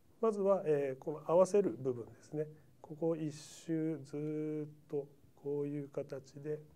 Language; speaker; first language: Japanese; native; Japanese